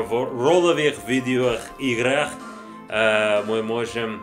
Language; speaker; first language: Russian; non-native, learner; English